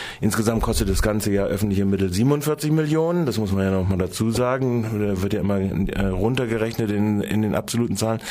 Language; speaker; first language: German; native; German